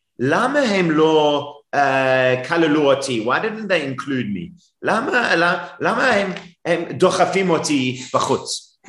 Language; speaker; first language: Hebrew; non-native, fluent; English